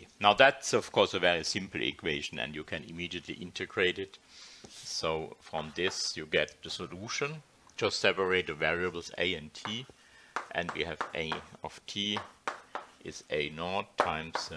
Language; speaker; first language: English; non-native, fluent; German